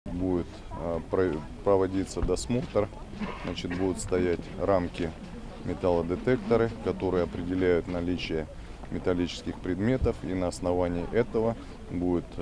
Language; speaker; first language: Russian; native; Russian